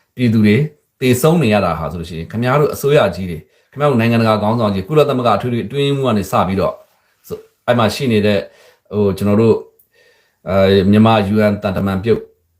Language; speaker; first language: Burmese; native; Burmese